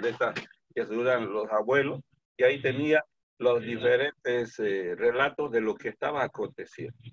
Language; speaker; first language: Spanish; native; Spanish